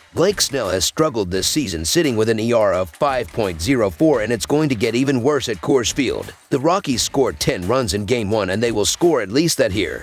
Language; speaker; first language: English; native; English